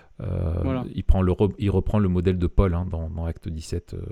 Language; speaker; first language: French; native; French